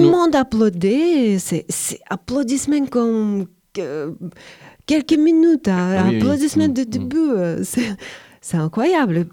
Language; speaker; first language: French; non-native, learner; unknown